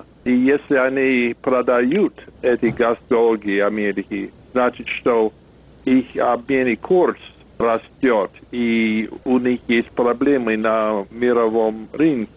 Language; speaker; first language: Russian; non-native, fluent; English